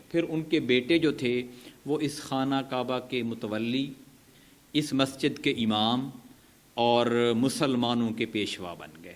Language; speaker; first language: Urdu; non-native, local second language; Punjabi